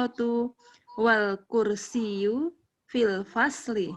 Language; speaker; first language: Arabic; non-native, learner; Indonesian